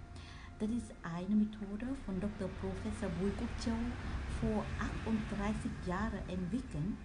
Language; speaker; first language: German; non-native, learner; Vietnamese